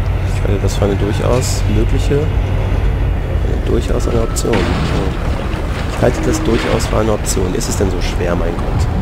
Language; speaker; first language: German; native; German